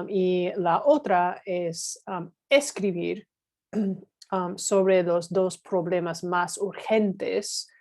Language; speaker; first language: Spanish; non-native, fluent; English